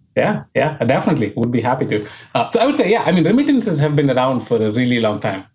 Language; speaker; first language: English; non-native, local second language; Hindi